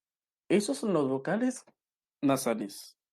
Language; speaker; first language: Spanish; non-native, local second language; Haitian Creole